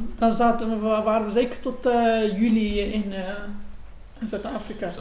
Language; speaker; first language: Dutch; native; Dutch